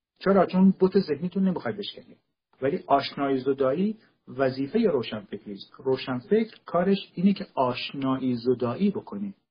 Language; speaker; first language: Persian; non-native, local second language; Kurdish